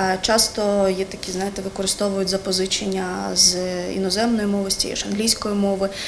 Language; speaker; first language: Ukrainian; non-native, local second language; Russian